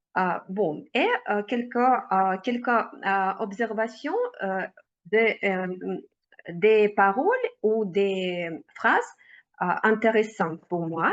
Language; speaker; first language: French; non-native, learner; Russian